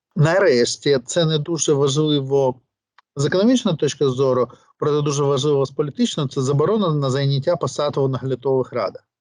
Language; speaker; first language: Ukrainian; native; Ukrainian